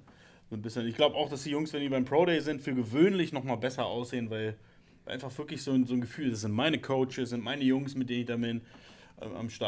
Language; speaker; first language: German; native; German